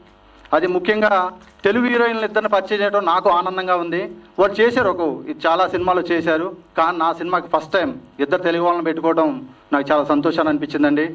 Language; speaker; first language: Telugu; native; Telugu